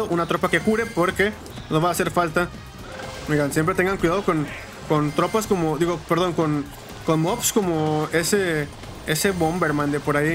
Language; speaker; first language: Spanish; native; Spanish